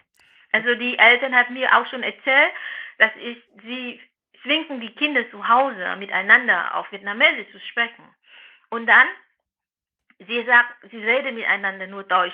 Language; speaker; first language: German; non-native, fluent; Vietnamese